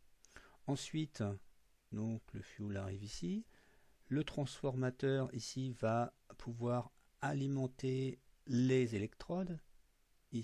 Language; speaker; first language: French; native; French